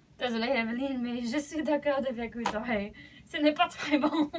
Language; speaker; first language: French; non-native, learner; English